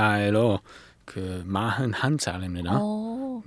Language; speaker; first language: Korean; non-native, learner; English